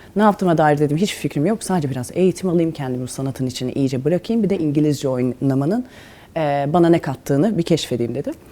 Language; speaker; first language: Turkish; native; Turkish